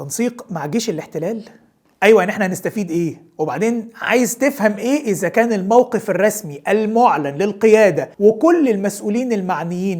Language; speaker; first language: Arabic; native; Arabic